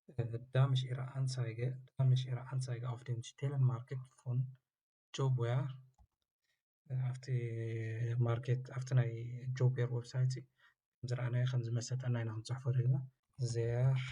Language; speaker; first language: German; non-native, learner; Tigrinya